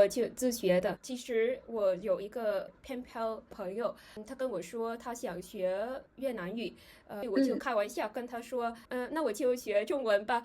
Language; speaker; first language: Chinese; non-native, fluent; Vietnamese